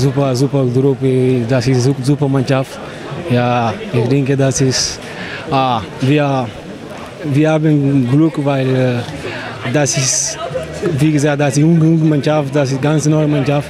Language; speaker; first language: German; non-native, learner; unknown